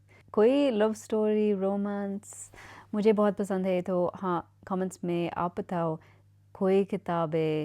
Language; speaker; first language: Hindi; non-native, learner; English